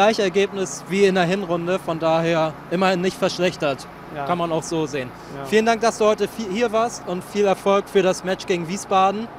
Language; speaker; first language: German; native; German